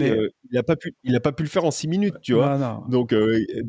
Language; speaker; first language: French; native; French